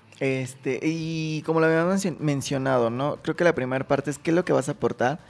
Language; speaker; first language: Spanish; native; Spanish